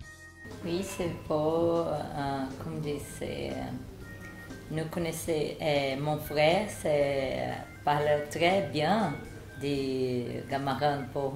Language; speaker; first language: French; non-native, learner; Portuguese